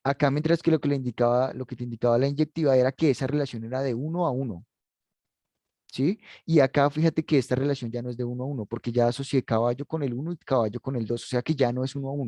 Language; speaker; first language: Spanish; native; Spanish